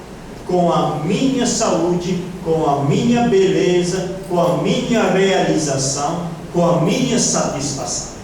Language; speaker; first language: Portuguese; non-native, fluent; Italian